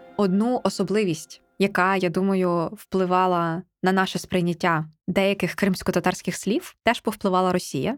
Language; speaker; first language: Ukrainian; native; Ukrainian